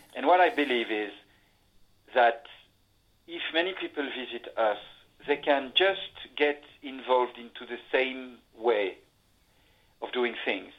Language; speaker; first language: English; non-native, fluent; French